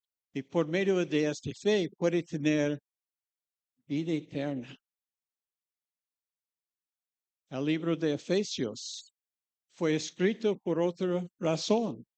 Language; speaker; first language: Spanish; non-native, fluent; English